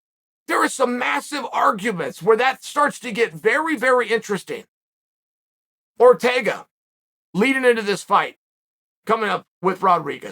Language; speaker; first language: English; native; English